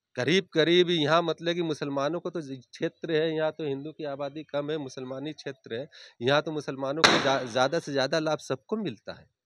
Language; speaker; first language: Hindi; native; Hindi